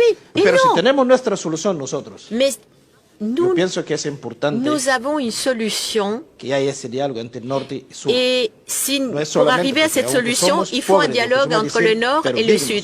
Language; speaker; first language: French; non-native, local second language; Portuguese